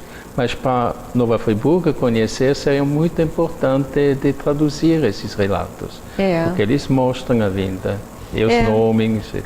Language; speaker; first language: Portuguese; non-native, fluent; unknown